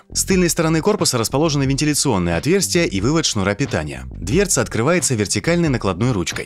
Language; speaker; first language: Russian; native; Russian